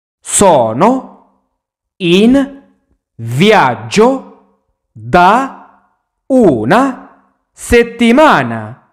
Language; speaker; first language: Italian; non-native, fluent; Arabic